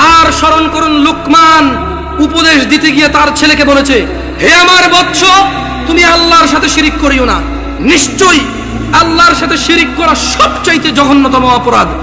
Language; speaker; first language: Bangla; early bilingual, heritage; Bangla